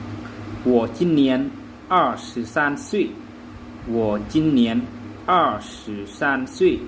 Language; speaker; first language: Chinese; non-native, learner; Lao